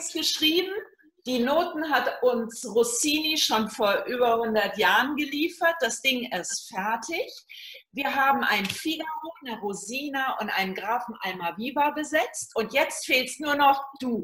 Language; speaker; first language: German; native; German